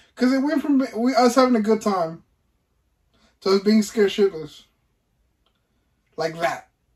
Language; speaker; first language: English; early bilingual, other home language; Spanish